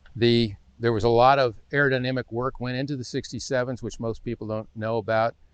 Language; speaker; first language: English; native; English